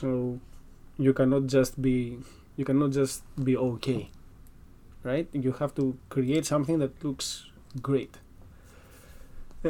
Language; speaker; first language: English; non-native, fluent; Greek